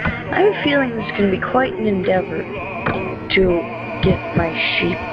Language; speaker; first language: English; native; English